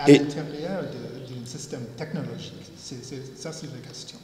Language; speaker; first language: French; non-native, fluent; English